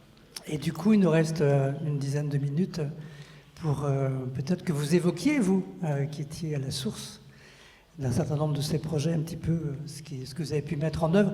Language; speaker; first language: French; native; French